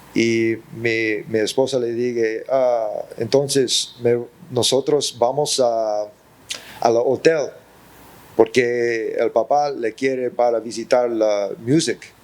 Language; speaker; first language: Spanish; early bilingual, heritage; English